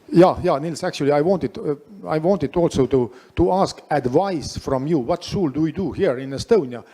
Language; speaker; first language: English; non-native, fluent; Estonian